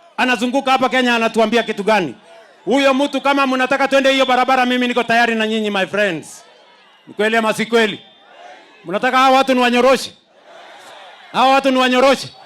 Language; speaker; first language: Swahili; non-native, local second language; Kalenjin